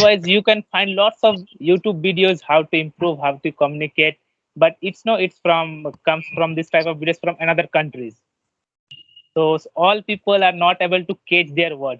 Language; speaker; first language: English; non-native, learner; Bangla